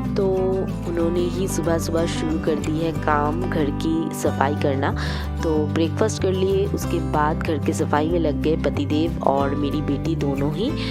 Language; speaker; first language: Hindi; non-native, local second language; Bangla